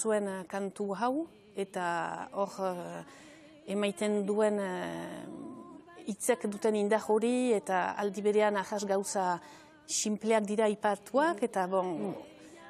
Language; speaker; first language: Basque; native; Basque